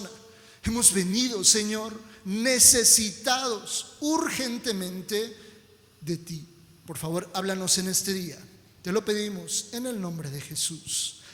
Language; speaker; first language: Spanish; native; Spanish